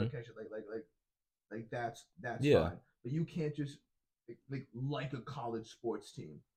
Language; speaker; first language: English; native; English